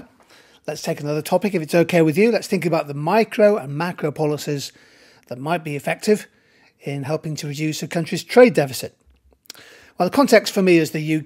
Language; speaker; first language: English; native; English